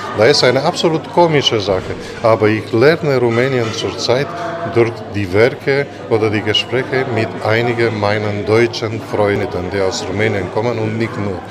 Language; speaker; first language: German; non-native, fluent; Romanian